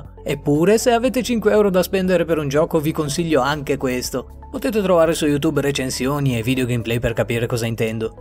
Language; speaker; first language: Italian; native; Italian